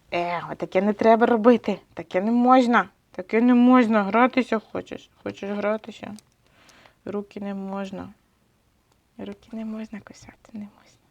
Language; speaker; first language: Ukrainian; non-native, local second language; Russian